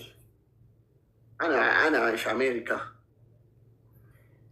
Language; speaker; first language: Arabic; non-native, learner; Amharic